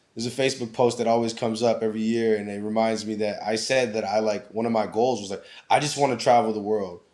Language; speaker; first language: English; native; English